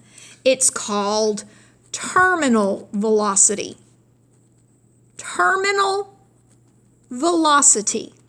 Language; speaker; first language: English; native; English